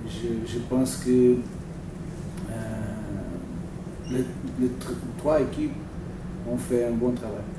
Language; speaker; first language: French; non-native, learner; Portuguese